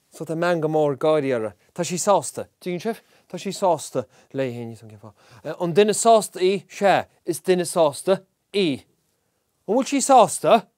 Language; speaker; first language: Irish; native; Irish